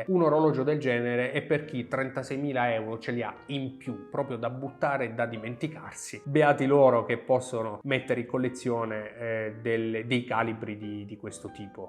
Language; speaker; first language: Italian; native; Italian